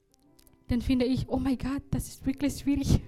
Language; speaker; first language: German; non-native, learner; Indonesian